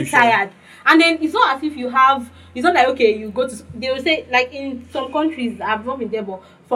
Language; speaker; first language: English; non-native, local second language; Yoruba